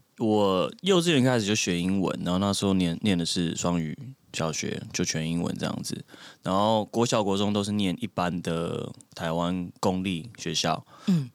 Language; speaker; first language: Chinese; native; Chinese